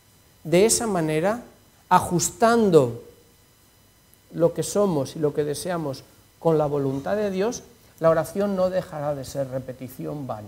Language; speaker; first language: Spanish; native; Spanish